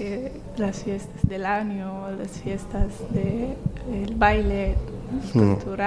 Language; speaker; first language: Spanish; non-native, learner; Somali